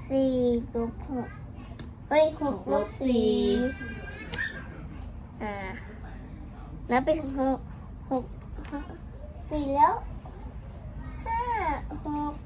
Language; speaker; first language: Thai; native; Thai